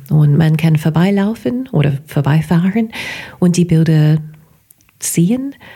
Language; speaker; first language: German; non-native, fluent; English